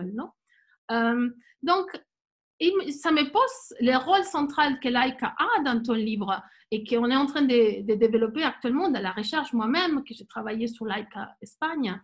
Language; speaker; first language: French; non-native, fluent; Spanish